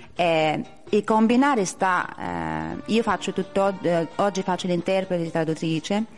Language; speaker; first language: Italian; non-native, fluent; Arabic